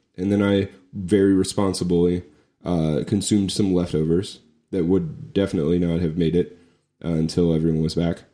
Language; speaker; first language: English; native; English